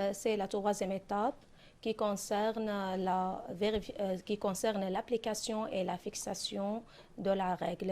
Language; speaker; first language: French; non-native, fluent; Arabic